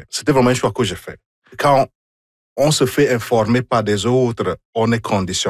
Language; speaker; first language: French; non-native, fluent; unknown